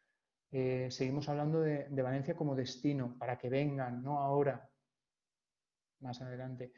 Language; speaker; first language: Spanish; native; Spanish